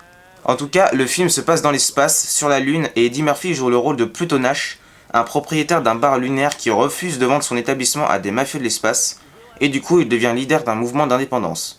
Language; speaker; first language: French; native; French